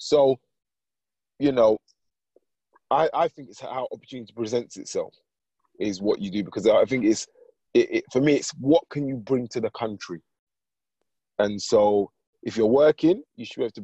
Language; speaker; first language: English; native; English